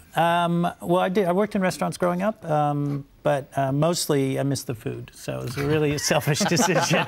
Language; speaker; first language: English; native; English